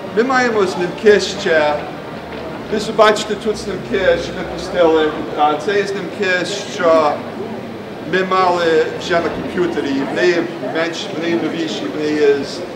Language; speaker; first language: Ukrainian; early bilingual, heritage; Ukrainian